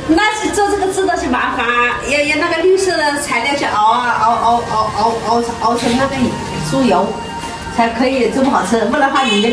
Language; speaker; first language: Chinese; non-native, local second language; Min Nan Chinese